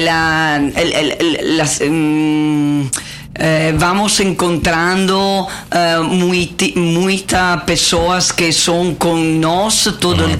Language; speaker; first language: Portuguese; non-native, learner; Italian